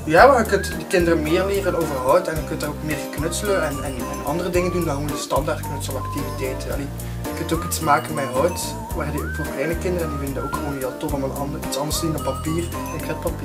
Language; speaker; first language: Dutch; native; Dutch